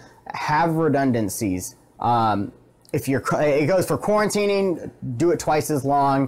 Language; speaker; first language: English; native; English